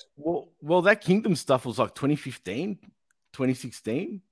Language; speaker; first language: English; native; English